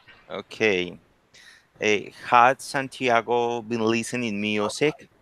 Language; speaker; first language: English; non-native, learner; Spanish